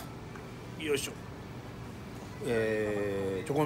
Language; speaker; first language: Japanese; native; Japanese